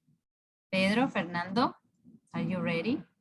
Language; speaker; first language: English; non-native, fluent; Spanish